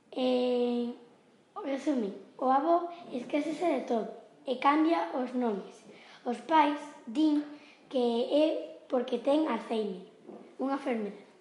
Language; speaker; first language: Galician; non-native, local second language; Spanish